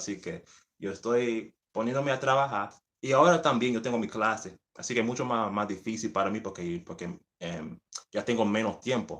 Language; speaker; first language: Spanish; early bilingual, heritage; English